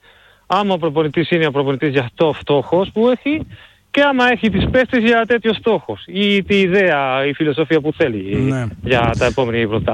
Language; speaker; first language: Greek; non-native, learner; Spanish